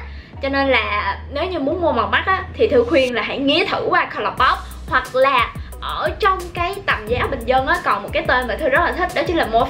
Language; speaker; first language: Vietnamese; native; Vietnamese